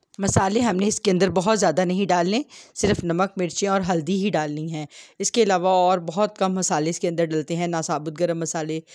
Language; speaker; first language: Hindi; native; Hindi